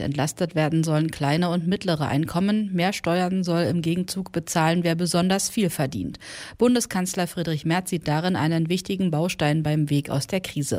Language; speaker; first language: German; native; German